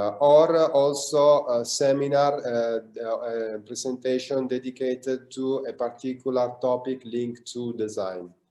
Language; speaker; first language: English; non-native, learner; Italian